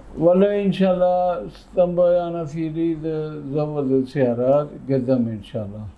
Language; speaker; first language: Arabic; non-native, learner; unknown